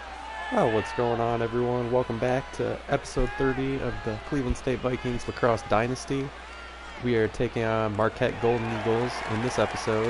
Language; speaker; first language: English; native; English